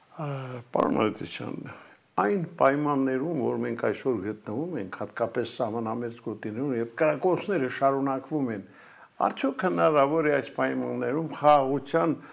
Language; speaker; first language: Armenian; native; Armenian